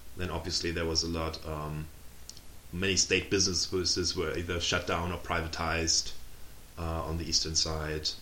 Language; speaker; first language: English; non-native, fluent; German